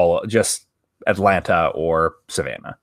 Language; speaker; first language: English; native; English